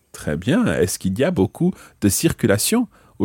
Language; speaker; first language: French; non-native, fluent; English